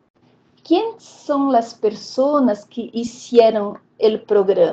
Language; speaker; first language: Spanish; non-native, fluent; Portuguese